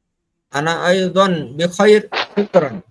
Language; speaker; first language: Arabic; non-native, learner; Bangla